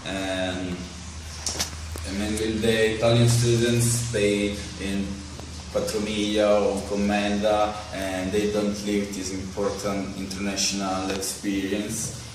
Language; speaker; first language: English; non-native, learner; Italian